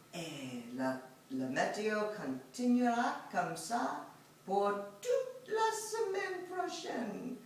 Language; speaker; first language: French; non-native, fluent; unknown